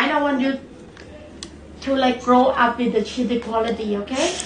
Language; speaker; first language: English; non-native, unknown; Thai